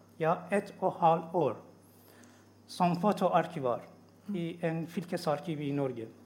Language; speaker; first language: Norwegian; non-native, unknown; Persian